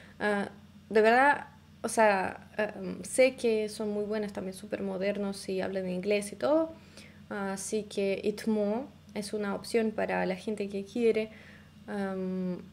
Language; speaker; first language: Spanish; non-native, fluent; Russian